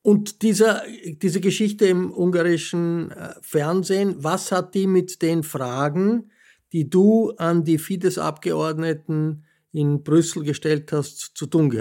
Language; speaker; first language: German; native; German